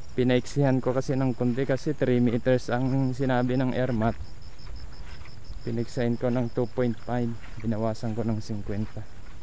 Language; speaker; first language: Filipino; non-native, local second language; Iloko